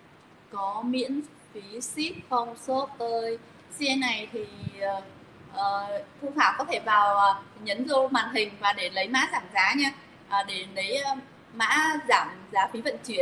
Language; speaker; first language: Vietnamese; native; Vietnamese